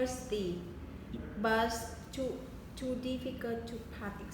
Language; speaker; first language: English; non-native, learner; Vietnamese